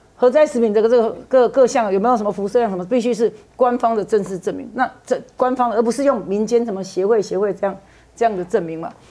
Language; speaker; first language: Chinese; native; Chinese